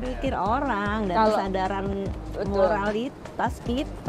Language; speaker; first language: Indonesian; native; Indonesian